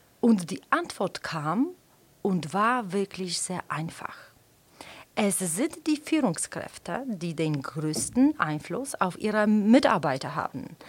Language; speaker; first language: German; non-native, fluent; Polish